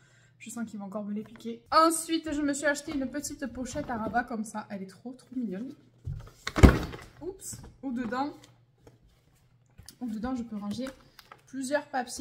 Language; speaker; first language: French; native; French